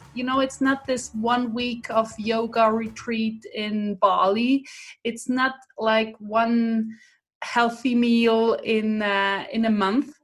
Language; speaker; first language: English; non-native, fluent; Swiss German